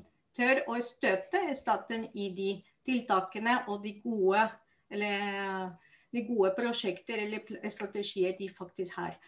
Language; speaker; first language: Norwegian; non-native, fluent; Spanish